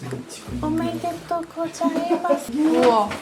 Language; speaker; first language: Japanese; non-native, learner; Korean